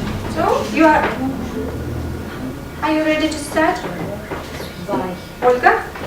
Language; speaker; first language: English; non-native, fluent; Russian